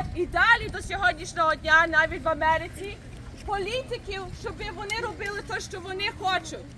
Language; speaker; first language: Ukrainian; early bilingual, heritage; Ukrainian